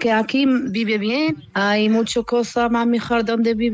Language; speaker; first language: Spanish; non-native, learner; Arabic